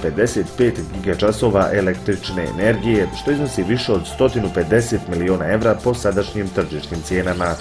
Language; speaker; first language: Bosnian; native; Bosnian